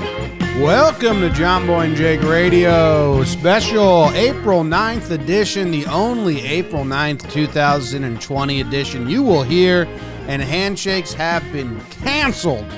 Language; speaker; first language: English; native; English